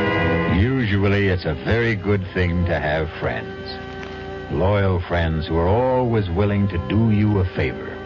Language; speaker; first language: English; native; English